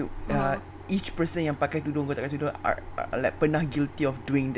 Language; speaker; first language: English; non-native, local second language; Malay